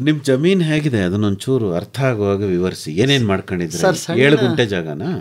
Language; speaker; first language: Kannada; native; Kannada